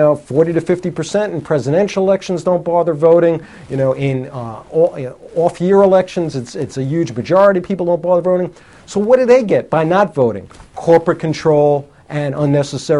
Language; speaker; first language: English; native; English